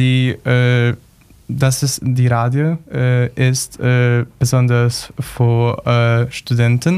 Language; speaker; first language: German; non-native, learner; Polish